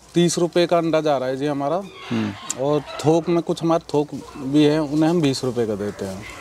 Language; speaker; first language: Hindi; native; Hindi